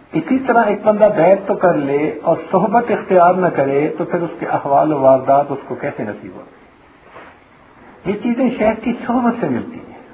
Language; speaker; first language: Urdu; non-native, local second language; Punjabi